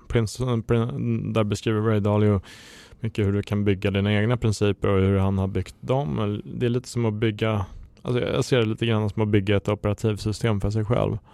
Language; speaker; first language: Swedish; native; Swedish